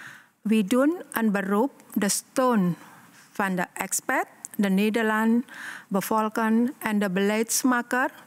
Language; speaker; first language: Dutch; non-native, learner; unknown